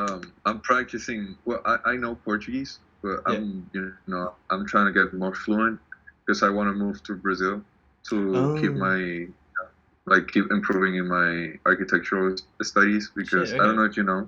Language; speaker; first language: English; non-native, fluent; Spanish